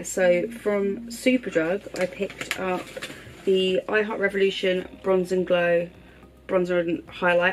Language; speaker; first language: English; native; English